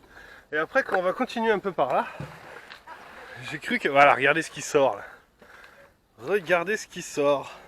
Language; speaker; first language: French; native; French